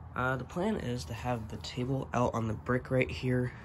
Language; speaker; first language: English; native; English